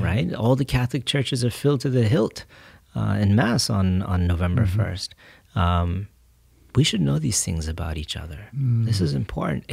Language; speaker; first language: English; native; English